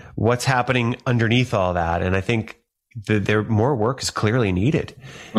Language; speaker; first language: English; native; English